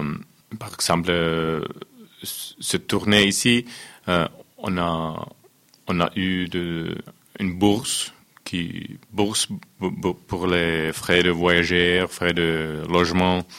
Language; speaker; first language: French; non-native, fluent; Finnish